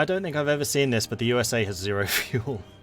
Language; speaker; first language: English; native; English